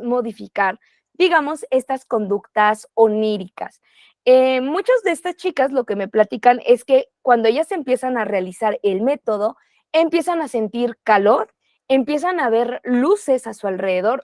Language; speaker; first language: Spanish; native; Spanish